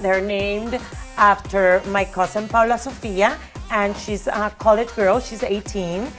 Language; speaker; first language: English; non-native, fluent; Spanish